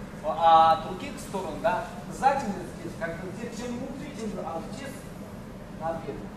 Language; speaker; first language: Russian; non-native, learner; Chinese